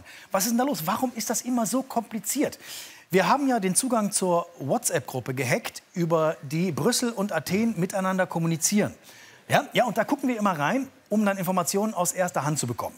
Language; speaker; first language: German; native; German